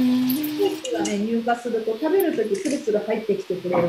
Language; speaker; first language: Japanese; native; Japanese